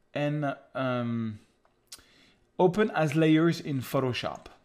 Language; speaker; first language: English; non-native, fluent; French